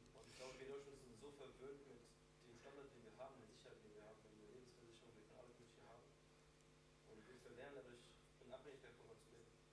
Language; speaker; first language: German; native; German